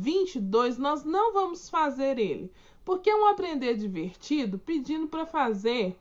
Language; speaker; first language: Portuguese; native; Portuguese